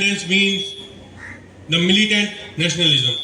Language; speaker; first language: English; non-native, local second language; Hindi